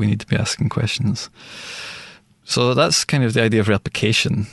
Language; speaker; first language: English; native; English